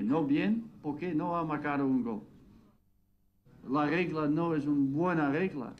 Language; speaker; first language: Spanish; non-native, fluent; Dutch